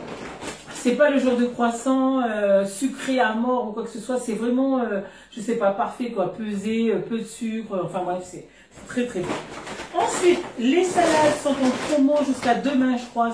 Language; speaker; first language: French; native; French